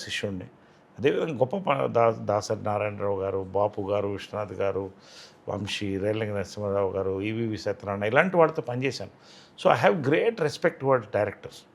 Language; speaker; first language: Telugu; native; Telugu